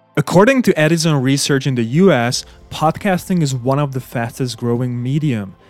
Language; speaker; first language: English; non-native, fluent; Hungarian